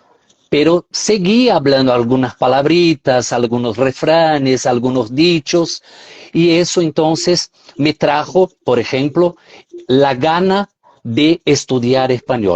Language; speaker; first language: Spanish; non-native, fluent; Portuguese